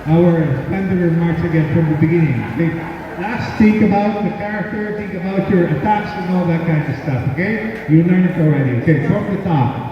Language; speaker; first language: English; non-native, local second language; Filipino